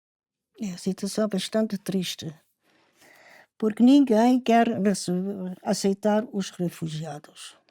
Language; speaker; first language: Portuguese; non-native, fluent; German